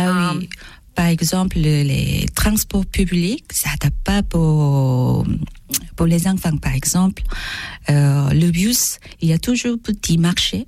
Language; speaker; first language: French; non-native, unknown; Korean